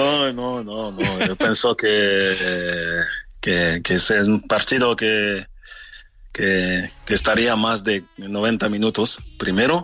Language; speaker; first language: Spanish; non-native, fluent; French